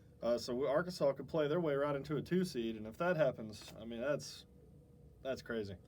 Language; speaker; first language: English; native; English